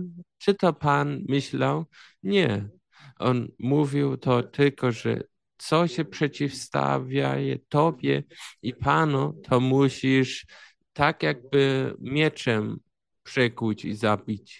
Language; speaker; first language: Polish; early bilingual, heritage; Polish